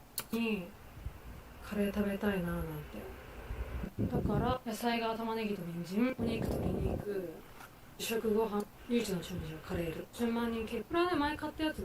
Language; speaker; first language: Japanese; native; Japanese